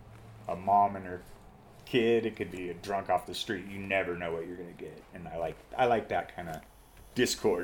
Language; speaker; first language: English; native; English